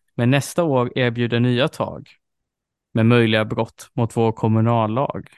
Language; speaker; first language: Swedish; native; Swedish